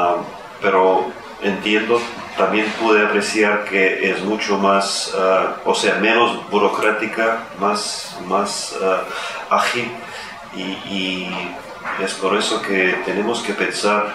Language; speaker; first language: Spanish; non-native, fluent; Russian